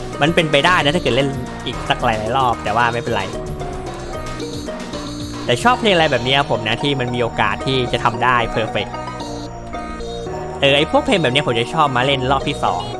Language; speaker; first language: Thai; native; Thai